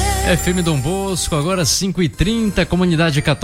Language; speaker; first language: Portuguese; native; Portuguese